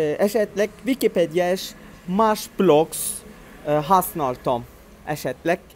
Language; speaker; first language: Hungarian; non-native, learner; Turkish